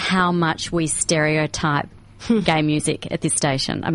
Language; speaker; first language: English; native; English